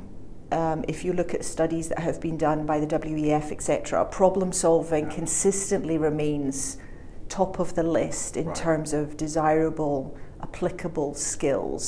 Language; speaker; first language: English; native; English